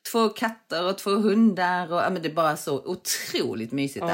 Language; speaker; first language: Swedish; early bilingual, other home language; Korean